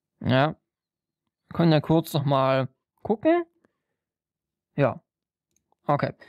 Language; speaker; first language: German; native; German